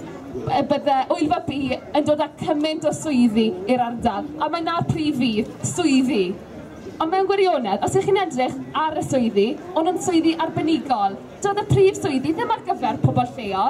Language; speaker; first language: Welsh; native; Welsh